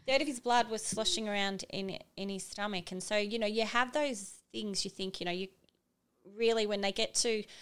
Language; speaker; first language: English; native; English